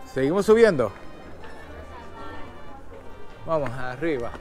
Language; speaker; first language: Spanish; native; Spanish